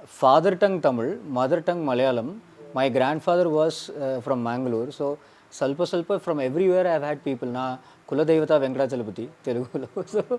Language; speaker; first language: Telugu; non-native, local second language; Malayalam